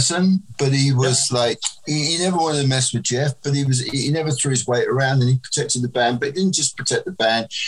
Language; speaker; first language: English; native; English